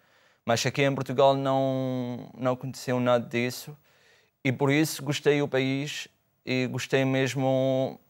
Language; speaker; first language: Portuguese; non-native, fluent; Arabic